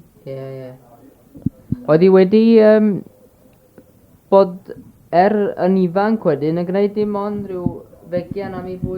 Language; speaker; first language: Welsh; native; Welsh